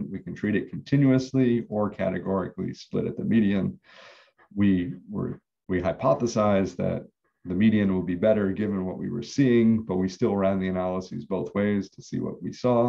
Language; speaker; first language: English; native; English